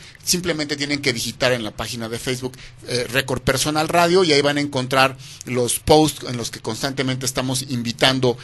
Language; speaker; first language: Spanish; native; Spanish